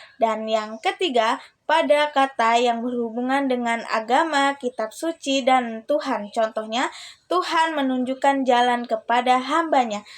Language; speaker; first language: Indonesian; native; Indonesian